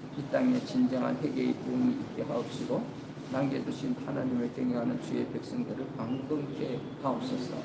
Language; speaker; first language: Korean; native; Korean